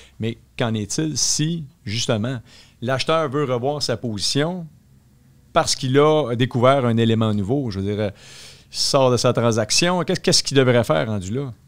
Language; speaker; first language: French; native; French